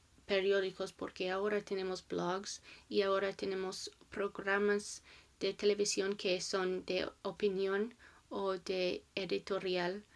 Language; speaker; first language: Spanish; non-native, learner; English